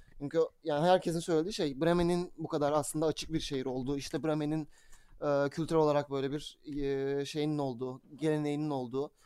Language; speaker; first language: Turkish; native; Turkish